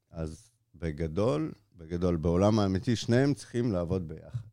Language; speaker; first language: Hebrew; early bilingual, other home language; Russian